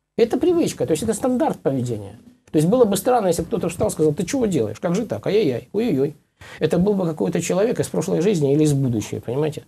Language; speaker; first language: Russian; native; Russian